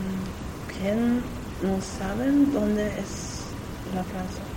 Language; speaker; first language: Spanish; non-native, learner; German